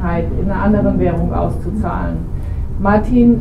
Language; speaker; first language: German; native; German